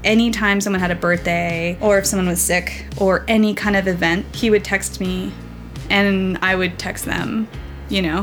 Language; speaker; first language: English; native; English